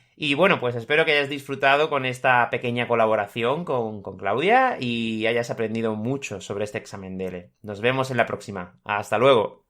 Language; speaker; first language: Spanish; native; Spanish